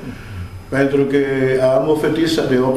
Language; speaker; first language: Romanian; non-native, learner; Spanish